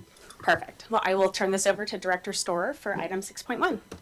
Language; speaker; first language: English; native; English